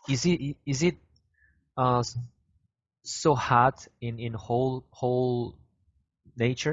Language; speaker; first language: English; non-native, fluent; Korean